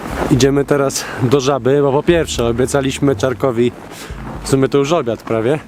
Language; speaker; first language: Polish; native; Polish